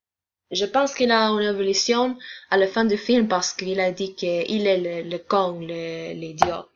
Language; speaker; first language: French; non-native, learner; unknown